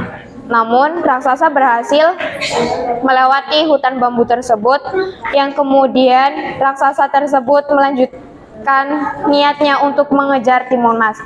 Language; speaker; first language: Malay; non-native, local second language; Javanese